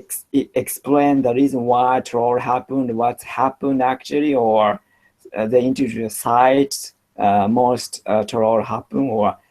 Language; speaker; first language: English; non-native, learner; Japanese